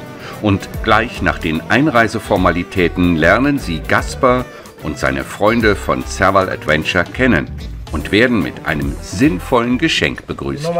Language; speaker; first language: German; native; German